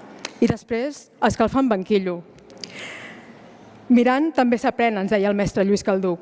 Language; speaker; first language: Catalan; native; Catalan